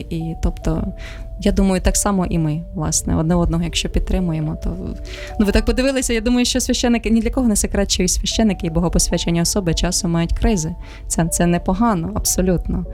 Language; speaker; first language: Ukrainian; native; Ukrainian